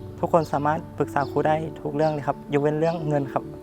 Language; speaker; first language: Thai; native; Thai